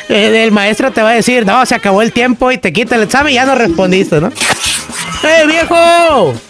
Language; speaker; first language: Spanish; native; Spanish